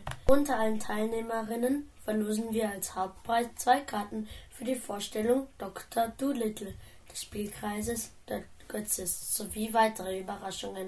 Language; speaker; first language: German; native; German